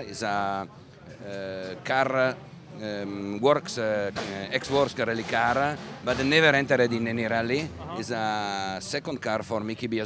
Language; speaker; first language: English; non-native, learner; Italian